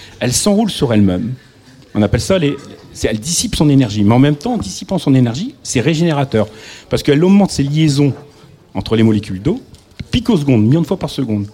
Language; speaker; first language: French; native; French